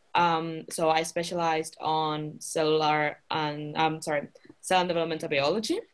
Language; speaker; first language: English; non-native, fluent; Spanish